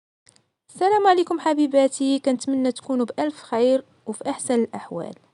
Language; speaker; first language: Arabic; native; Arabic